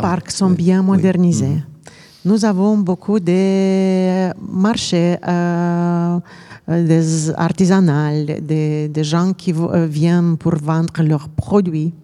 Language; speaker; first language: French; non-native, fluent; Romanian